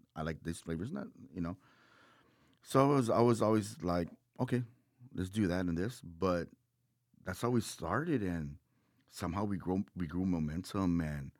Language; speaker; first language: English; native; English